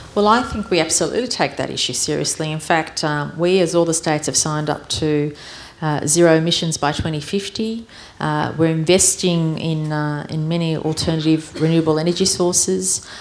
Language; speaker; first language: English; early bilingual, other home language; Armenian